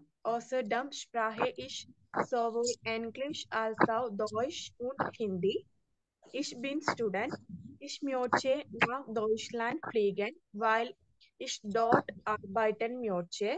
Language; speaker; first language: German; non-native, learner; Malayalam